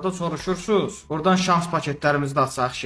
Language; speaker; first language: Azerbaijani; native; Azerbaijani